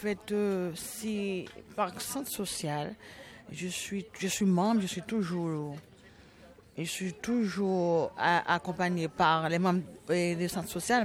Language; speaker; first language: French; non-native, local second language; Haitian Creole